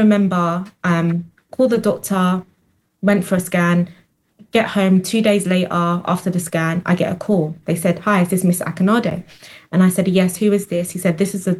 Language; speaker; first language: English; native; English